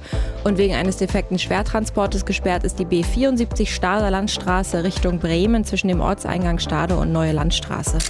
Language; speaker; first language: German; native; German